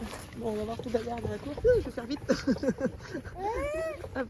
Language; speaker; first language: French; native; French